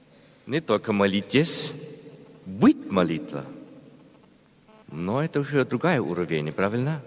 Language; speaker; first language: Russian; non-native, learner; German